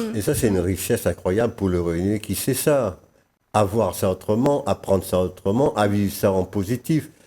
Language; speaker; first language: French; non-native, local second language; Réunion Creole French